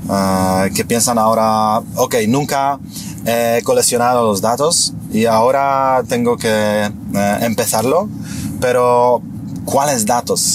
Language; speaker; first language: Spanish; non-native, fluent; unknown